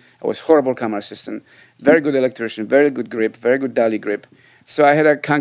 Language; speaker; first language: English; non-native, fluent; Polish